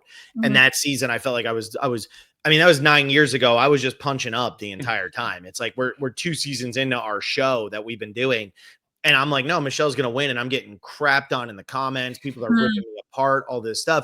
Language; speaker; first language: English; native; English